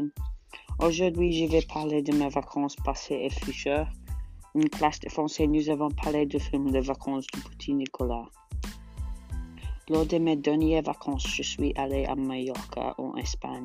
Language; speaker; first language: French; non-native, learner; English